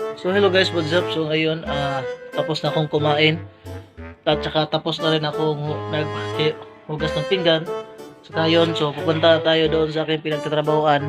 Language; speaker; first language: Filipino; non-native, local second language; Hiligaynon